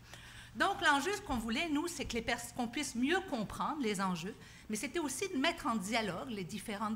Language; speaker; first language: French; native; French